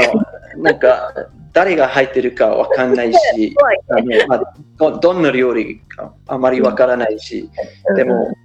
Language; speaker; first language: Japanese; non-native, fluent; English